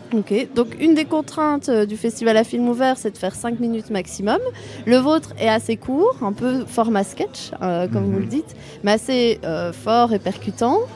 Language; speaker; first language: French; native; French